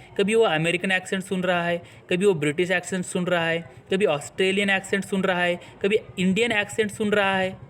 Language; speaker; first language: Hindi; non-native, local second language; Marathi